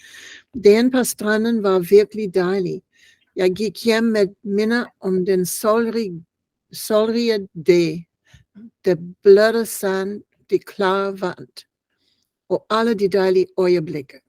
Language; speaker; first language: Danish; non-native, learner; English